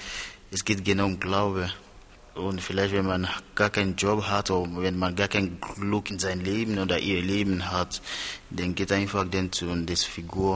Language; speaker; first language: German; non-native, fluent; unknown